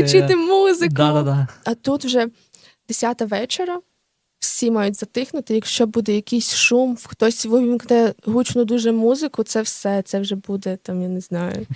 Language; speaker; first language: Ukrainian; native; Ukrainian